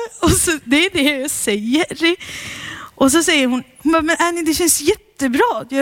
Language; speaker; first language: Swedish; early bilingual, heritage; Swedish